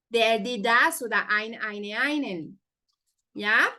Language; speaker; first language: German; non-native, fluent; Spanish